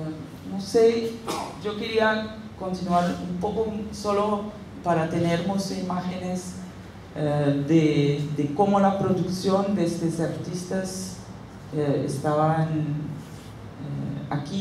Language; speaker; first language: Spanish; non-native, fluent; Portuguese